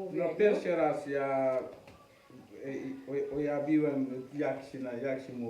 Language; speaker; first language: Polish; non-native, learner; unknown